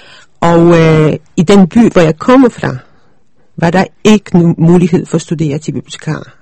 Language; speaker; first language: Danish; early bilingual, other home language; Polish